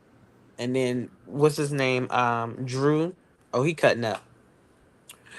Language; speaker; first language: English; native; English